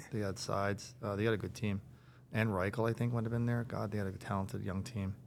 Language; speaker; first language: English; native; English